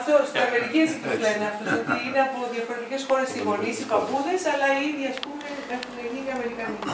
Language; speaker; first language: Greek; native; Greek